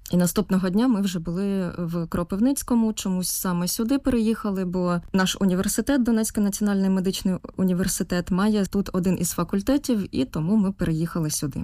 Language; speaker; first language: Ukrainian; native; Ukrainian